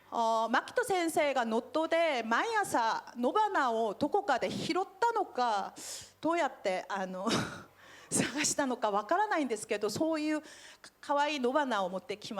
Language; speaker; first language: Japanese; non-native, fluent; Korean